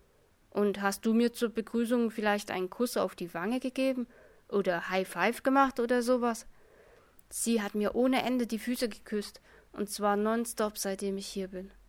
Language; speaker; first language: German; native; German